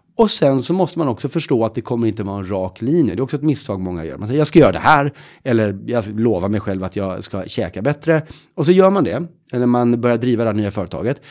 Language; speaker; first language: Swedish; native; Swedish